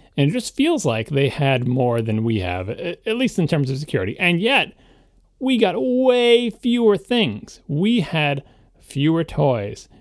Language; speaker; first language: English; native; English